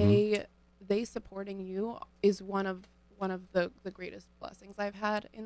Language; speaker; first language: English; early bilingual, other home language; Ukrainian